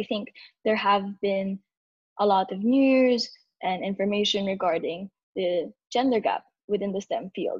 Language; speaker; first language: English; non-native, local second language; Filipino